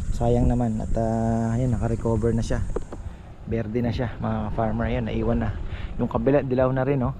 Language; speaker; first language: Filipino; native; Filipino